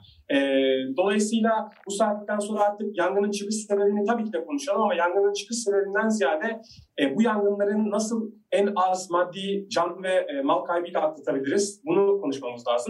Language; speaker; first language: Turkish; native; Turkish